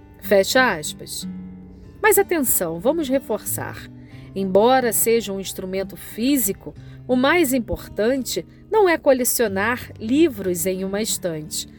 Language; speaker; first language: Portuguese; native; Portuguese